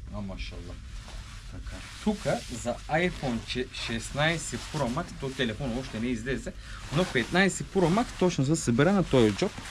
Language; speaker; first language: Bulgarian; non-native, local second language; Turkish